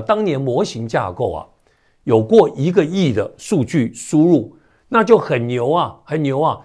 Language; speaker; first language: Chinese; native; Chinese